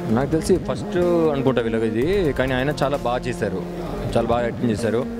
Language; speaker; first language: Telugu; non-native, learner; Hindi